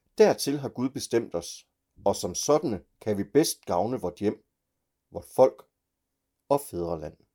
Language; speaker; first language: Danish; native; Danish